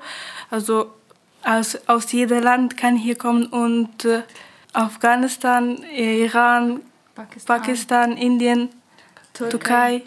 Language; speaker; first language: German; early bilingual, other home language; Pashto